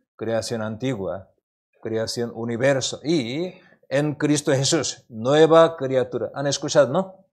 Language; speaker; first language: Spanish; non-native, learner; Korean